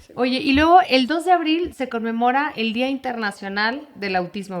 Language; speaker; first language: Spanish; native; Spanish